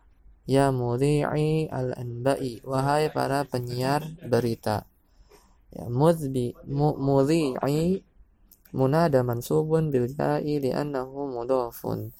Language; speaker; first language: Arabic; non-native, fluent; Indonesian